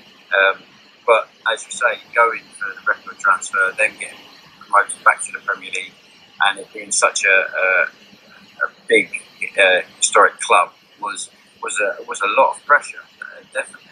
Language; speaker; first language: English; native; English